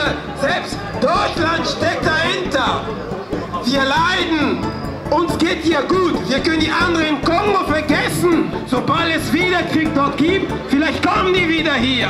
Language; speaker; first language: German; non-native, fluent; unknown